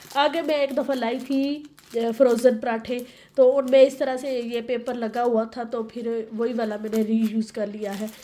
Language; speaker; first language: Urdu; native; Urdu